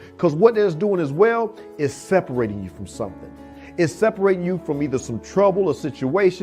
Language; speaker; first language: English; native; English